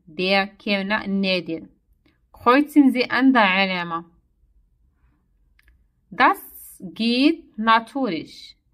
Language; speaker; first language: German; non-native, learner; Arabic